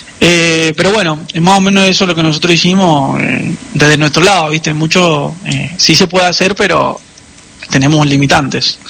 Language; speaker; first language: Spanish; native; Spanish